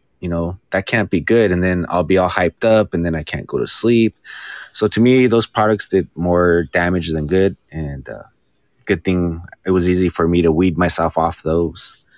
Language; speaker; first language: English; native; English